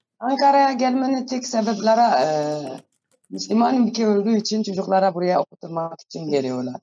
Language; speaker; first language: Turkish; non-native, learner; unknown